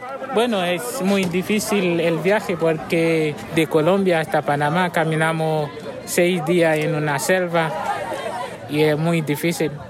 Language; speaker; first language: Spanish; non-native, learner; Haitian Creole